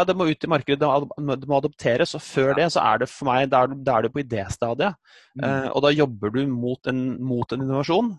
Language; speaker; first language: Norwegian; native; Norwegian